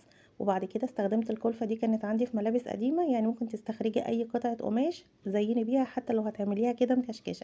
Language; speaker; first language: Arabic; native; Arabic